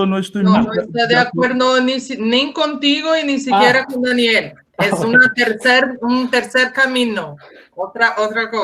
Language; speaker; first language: Spanish; non-native, fluent; Portuguese